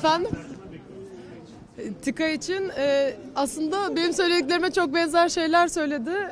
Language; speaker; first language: Turkish; native; Turkish